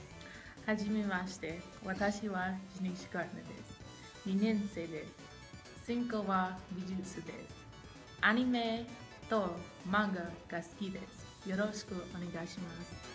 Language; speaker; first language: Japanese; non-native, learner; English